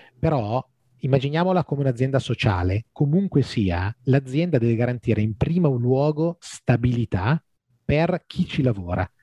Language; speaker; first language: Italian; native; Italian